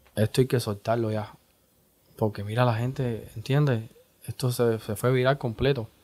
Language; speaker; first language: Spanish; native; Spanish